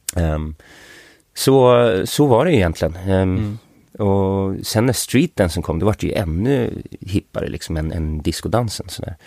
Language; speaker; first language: Swedish; early bilingual, other home language; English